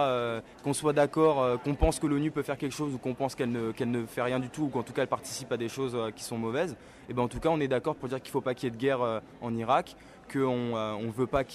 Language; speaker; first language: French; native; French